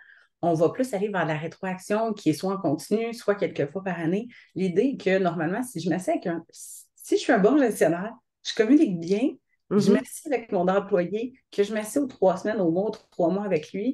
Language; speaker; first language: French; native; French